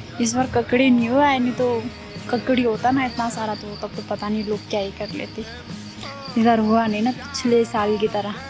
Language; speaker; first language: Hindi; non-native, fluent; Nepali